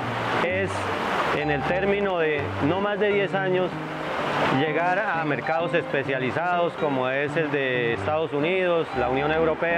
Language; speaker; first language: Spanish; native; Spanish